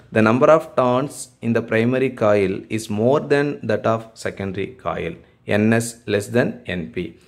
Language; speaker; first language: English; non-native, local second language; Tamil